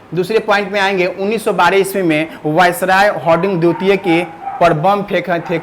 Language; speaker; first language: Hindi; native; Hindi